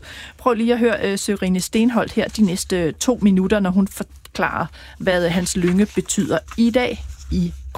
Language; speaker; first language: Danish; native; Danish